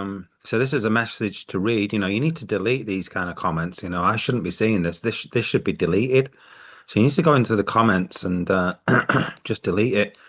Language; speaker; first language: English; native; English